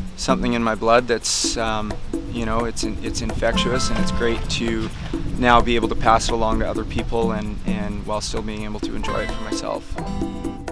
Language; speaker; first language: English; native; English